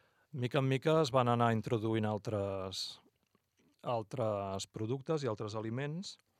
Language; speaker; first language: Catalan; native; Catalan